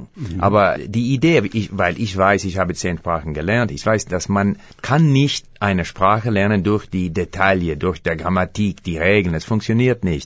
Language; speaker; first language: German; non-native, fluent; English